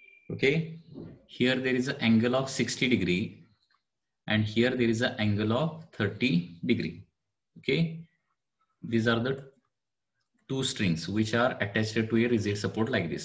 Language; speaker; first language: English; non-native, local second language; Marathi